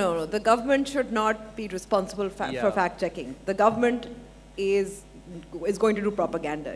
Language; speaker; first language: English; non-native, local second language; Urdu